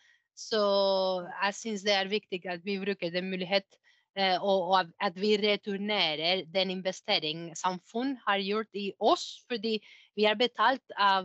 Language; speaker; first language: Norwegian; non-native, fluent; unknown